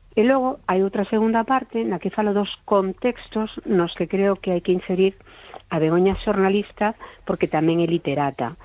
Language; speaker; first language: Galician; non-native, local second language; Spanish